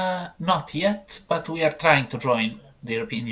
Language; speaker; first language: English; non-native, fluent; Serbian